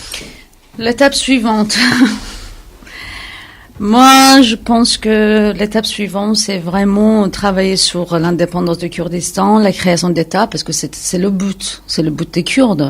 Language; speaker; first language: French; non-native, fluent; Kurdish